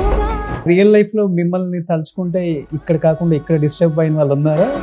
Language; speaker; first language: Telugu; native; Telugu